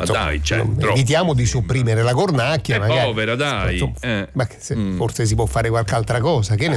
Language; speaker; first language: Italian; native; Italian